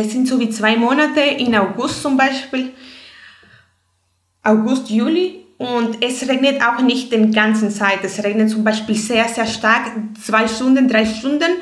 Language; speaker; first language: German; non-native, fluent; Spanish